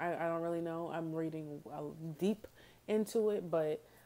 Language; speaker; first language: English; native; English